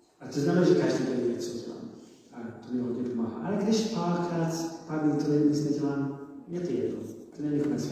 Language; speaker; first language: Czech; non-native, learner; English